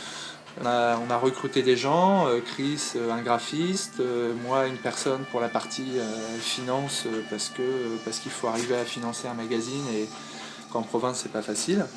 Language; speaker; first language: French; native; French